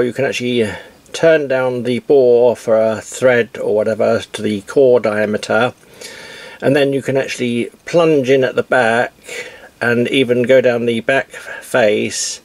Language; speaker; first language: English; native; English